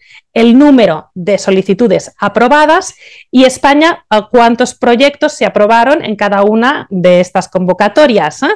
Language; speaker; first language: Spanish; native; Spanish